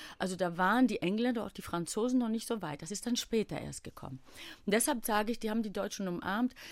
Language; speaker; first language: German; early bilingual, other home language; Greek